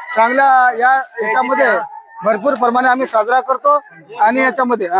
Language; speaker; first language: Marathi; non-native, local second language; Lambadi